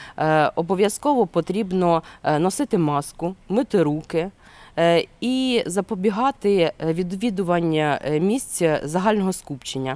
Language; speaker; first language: Ukrainian; native; Ukrainian